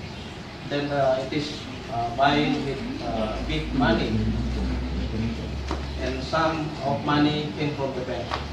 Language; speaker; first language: English; non-native, fluent; Indonesian